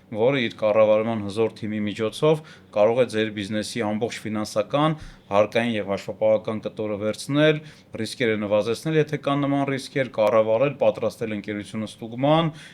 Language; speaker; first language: Armenian; native; Armenian